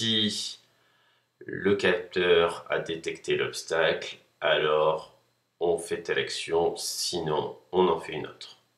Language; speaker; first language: French; native; French